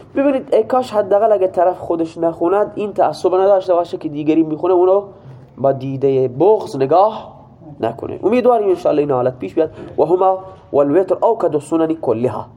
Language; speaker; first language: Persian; non-native, local second language; Baluchi